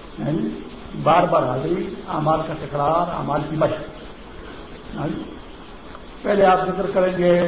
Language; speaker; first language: Urdu; non-native, local second language; Pashto